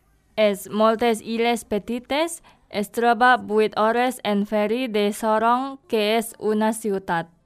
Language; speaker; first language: Catalan; non-native, learner; Indonesian